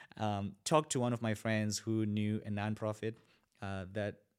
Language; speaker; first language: English; non-native, local second language; Shona